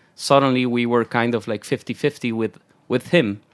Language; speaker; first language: English; non-native, fluent; Spanish